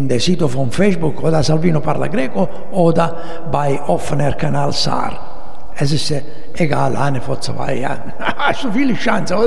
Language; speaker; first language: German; non-native, learner; Italian